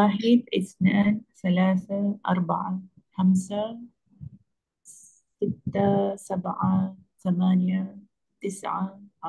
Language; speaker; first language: Arabic; non-native, learner; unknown